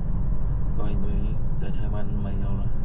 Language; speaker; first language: Chinese; non-native, learner; Vietnamese